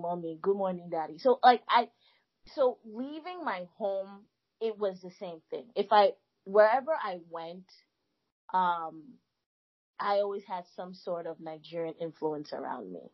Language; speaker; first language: English; native; English